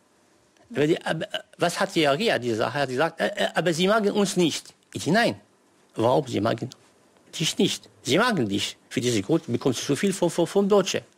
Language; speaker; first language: German; non-native, learner; Arabic